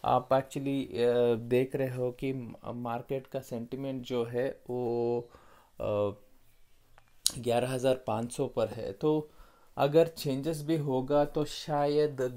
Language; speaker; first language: Hindi; non-native, local second language; Kannada